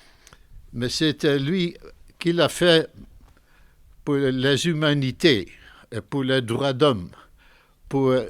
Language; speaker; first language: French; non-native, fluent; Dutch